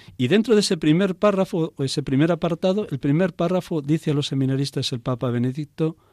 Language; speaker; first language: Spanish; native; Spanish